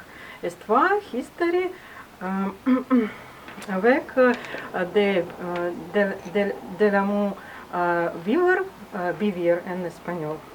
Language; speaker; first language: French; non-native, learner; Russian